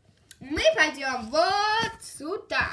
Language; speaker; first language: Russian; early bilingual, heritage; Russian